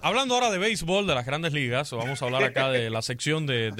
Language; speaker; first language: Spanish; native; Spanish